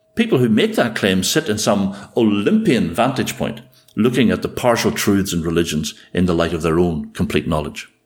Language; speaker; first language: English; native; English